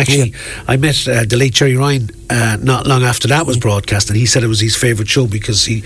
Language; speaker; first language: English; native; English